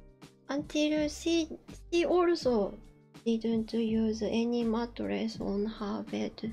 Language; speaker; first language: English; non-native, learner; Japanese